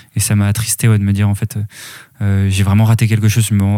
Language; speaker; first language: French; native; French